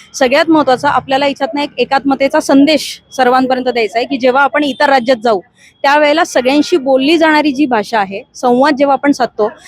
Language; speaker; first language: Marathi; non-native, local second language; Hindi